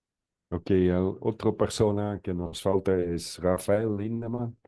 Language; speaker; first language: Spanish; non-native, fluent; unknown